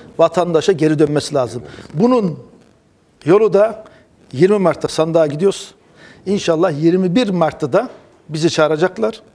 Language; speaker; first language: Turkish; early bilingual, heritage; Turkish